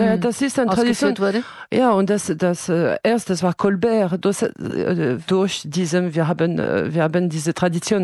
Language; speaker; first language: German; non-native, fluent; French